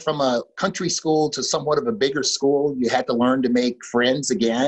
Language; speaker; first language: English; native; English